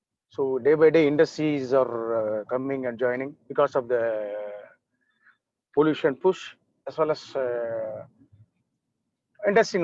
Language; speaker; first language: English; non-native, local second language; Tamil